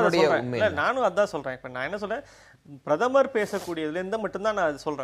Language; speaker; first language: Tamil; native; Tamil